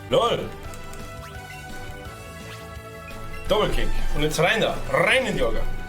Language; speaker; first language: German; native; German